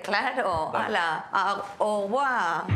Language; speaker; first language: Spanish; native; Spanish